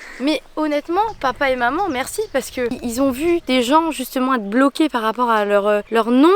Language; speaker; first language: French; non-native, local second language; Morisyen